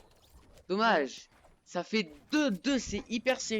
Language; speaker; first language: French; native; French